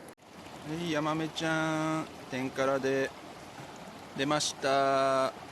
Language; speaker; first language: Japanese; native; Japanese